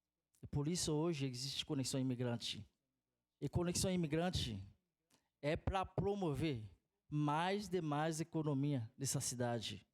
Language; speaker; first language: Portuguese; non-native, fluent; Haitian Creole